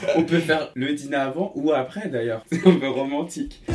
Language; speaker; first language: French; native; French